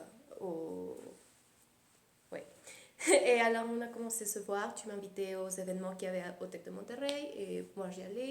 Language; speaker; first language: French; early bilingual, heritage; Spanish